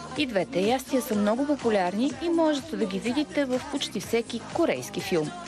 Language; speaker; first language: Bulgarian; non-native, fluent; Korean